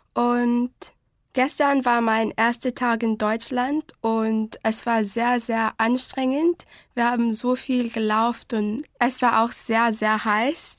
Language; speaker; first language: German; non-native, learner; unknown